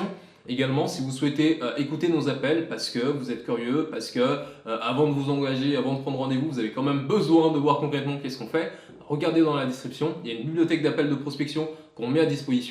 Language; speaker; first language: French; native; French